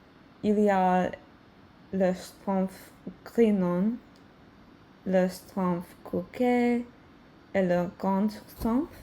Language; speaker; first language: French; non-native, learner; English